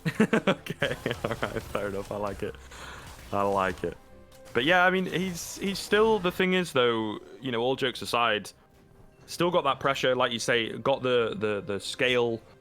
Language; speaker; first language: English; native; English